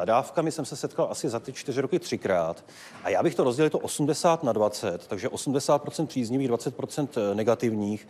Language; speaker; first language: Czech; native; Czech